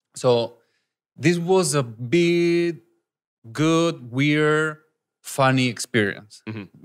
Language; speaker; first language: English; non-native, fluent; Spanish